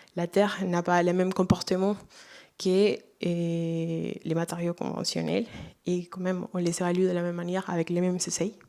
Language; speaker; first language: French; non-native, fluent; Spanish